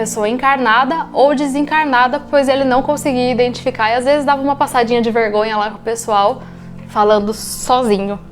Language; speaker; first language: Portuguese; native; Portuguese